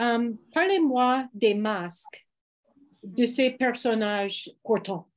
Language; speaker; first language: French; non-native, fluent; English